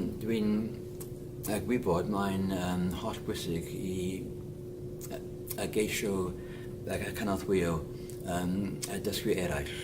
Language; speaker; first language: Welsh; non-native, learner; English